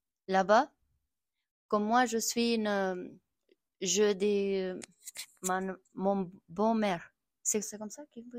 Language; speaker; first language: French; non-native, learner; Albanian